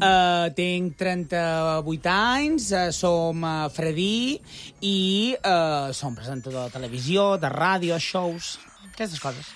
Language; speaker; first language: Catalan; native; Catalan